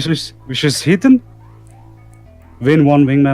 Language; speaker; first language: German; native; German